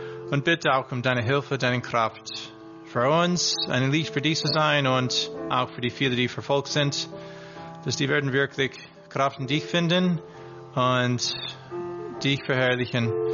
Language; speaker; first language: German; non-native, learner; English